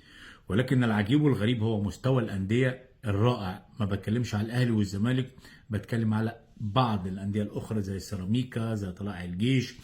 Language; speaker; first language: Arabic; native; Arabic